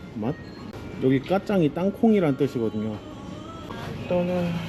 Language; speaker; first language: Korean; native; Korean